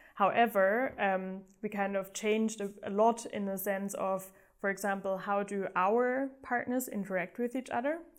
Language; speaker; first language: English; non-native, fluent; German